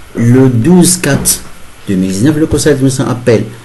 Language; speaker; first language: French; non-native, local second language; Arabic